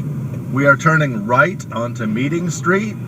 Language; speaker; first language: English; native; English